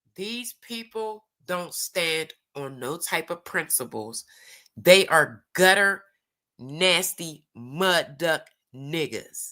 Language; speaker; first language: English; native; English